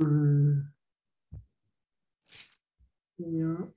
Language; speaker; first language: English; non-native, learner; Spanish